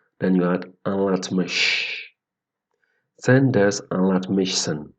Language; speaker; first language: Turkish; non-native, fluent; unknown